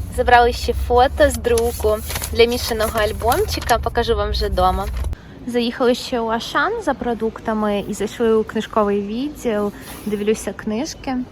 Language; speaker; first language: Ukrainian; native; Ukrainian